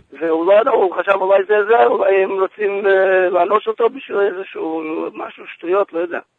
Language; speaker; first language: Hebrew; non-native, fluent; English